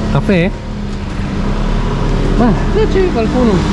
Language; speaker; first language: Italian; non-native, learner; Filipino